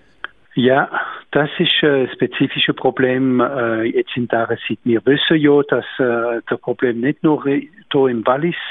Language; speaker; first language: German; non-native, local second language; French